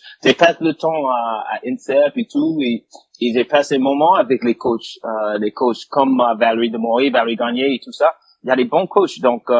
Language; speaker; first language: French; non-native, fluent; English